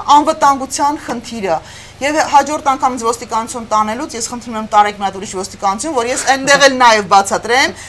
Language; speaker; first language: Armenian; native; Armenian